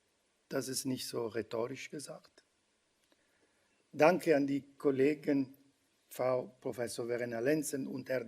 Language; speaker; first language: German; non-native, fluent; Italian